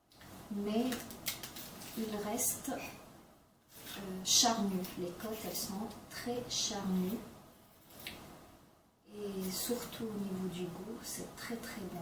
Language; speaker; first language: French; non-native, local second language; Arabic